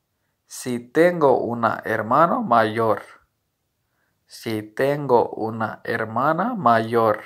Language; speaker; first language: Spanish; non-native, learner; Urdu